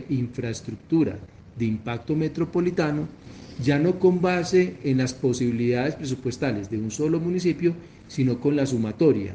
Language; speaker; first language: Spanish; native; Spanish